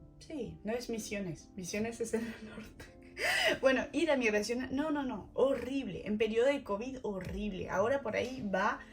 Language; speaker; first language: Spanish; non-native, fluent; French